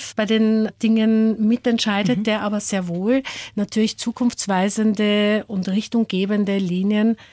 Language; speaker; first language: German; native; German